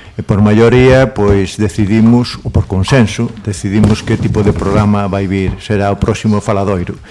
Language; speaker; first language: Galician; non-native, local second language; Spanish